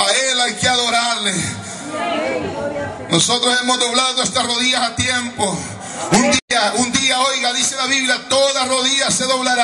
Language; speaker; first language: Spanish; native; Spanish